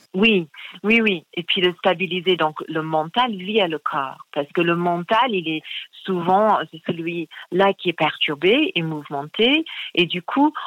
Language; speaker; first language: French; non-native, fluent; English